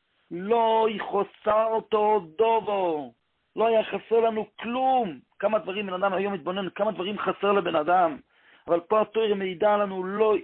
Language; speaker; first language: Hebrew; non-native, local second language; Yiddish